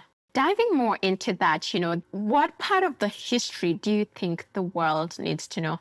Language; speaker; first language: English; native; English